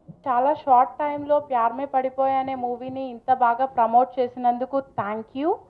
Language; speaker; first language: Telugu; non-native, fluent; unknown